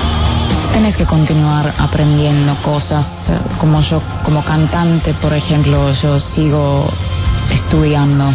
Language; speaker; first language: Spanish; non-native, fluent; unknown